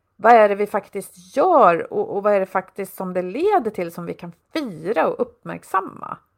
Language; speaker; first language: Swedish; native; Swedish